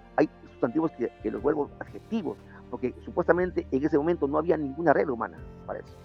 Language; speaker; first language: Spanish; native; Spanish